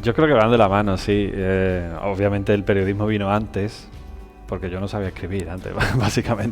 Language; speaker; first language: Spanish; native; Spanish